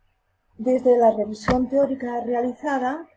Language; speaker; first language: Spanish; native; Spanish